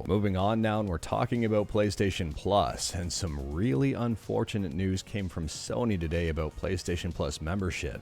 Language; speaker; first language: English; native; English